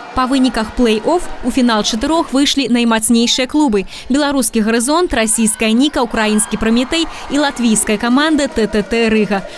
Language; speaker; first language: Belarusian; native; Belarusian